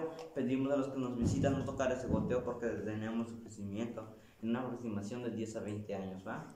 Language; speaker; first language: Spanish; native; Spanish